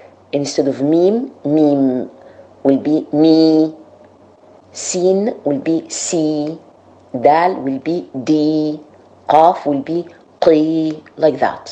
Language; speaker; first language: English; non-native, fluent; Arabic